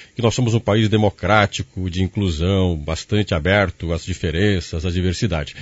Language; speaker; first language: Portuguese; native; Portuguese